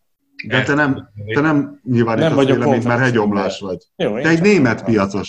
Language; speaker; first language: Hungarian; native; Hungarian